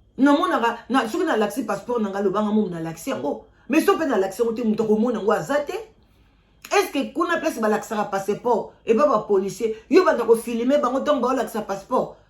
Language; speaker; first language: Lingala; native; Lingala